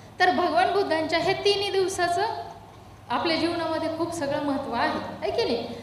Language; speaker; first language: Marathi; native; Marathi